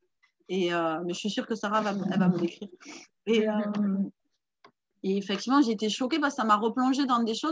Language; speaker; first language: French; native; French